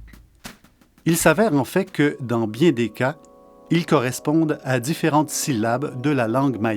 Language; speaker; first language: French; native; French